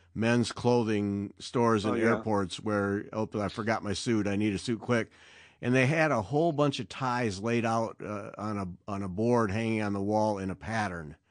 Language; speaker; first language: English; native; English